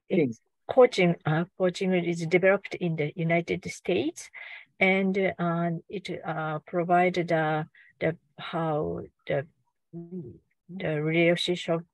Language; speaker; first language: English; non-native, learner; Japanese